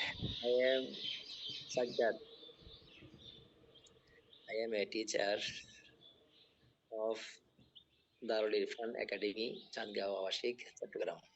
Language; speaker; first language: English; non-native, learner; Bangla